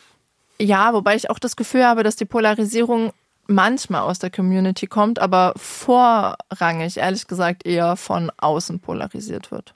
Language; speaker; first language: German; native; German